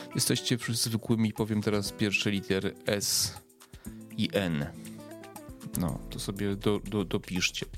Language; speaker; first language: Polish; native; Polish